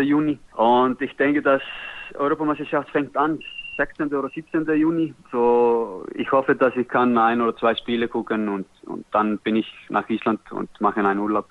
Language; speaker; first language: German; non-native, learner; Icelandic